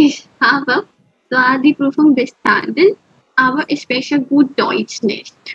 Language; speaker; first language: German; non-native, fluent; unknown